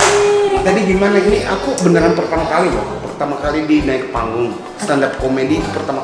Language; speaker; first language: Indonesian; non-native, fluent; Japanese